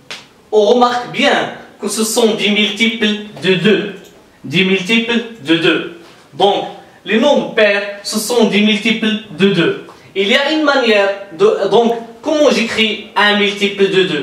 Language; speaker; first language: French; non-native, local second language; Arabic